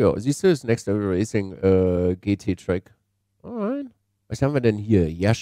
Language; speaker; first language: German; native; German